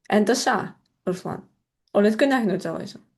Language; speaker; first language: Finnish; non-native, fluent; Russian